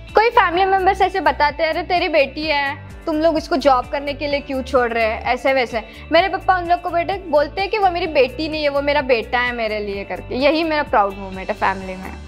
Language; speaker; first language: Hindi; non-native, local second language; Urdu